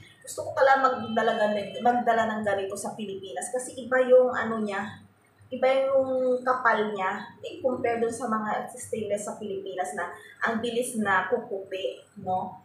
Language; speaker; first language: Filipino; native; Filipino